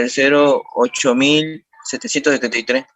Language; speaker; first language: Spanish; native; Spanish